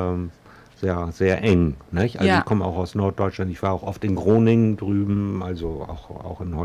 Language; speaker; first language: German; native; German